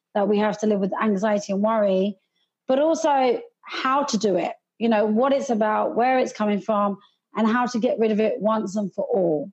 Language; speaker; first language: English; early bilingual, other home language; Hindi